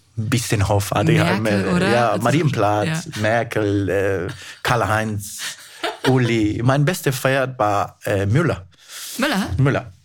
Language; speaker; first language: German; non-native, fluent; Spanish